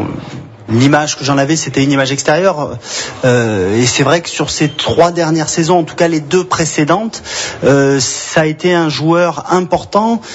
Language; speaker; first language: French; native; French